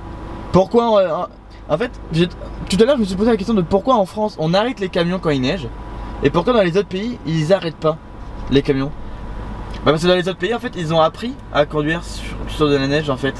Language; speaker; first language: French; native; French